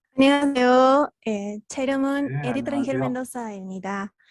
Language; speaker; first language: Korean; non-native, learner; Spanish